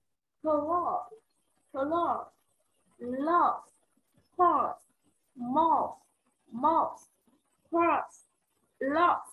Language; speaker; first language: English; non-native, learner; Vietnamese